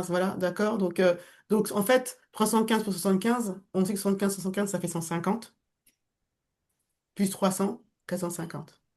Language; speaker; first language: French; native; French